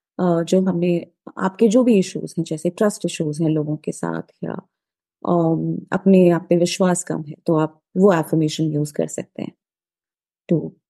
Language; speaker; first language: Hindi; native; Hindi